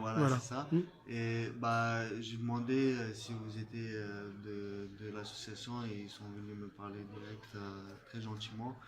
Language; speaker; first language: French; non-native, fluent; Chechen